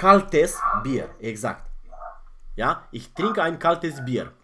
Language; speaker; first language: German; non-native, fluent; Romanian